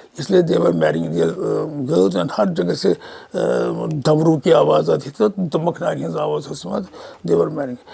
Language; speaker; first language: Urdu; non-native, local second language; Kashmiri